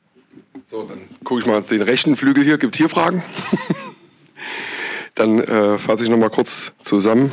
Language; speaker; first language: German; native; German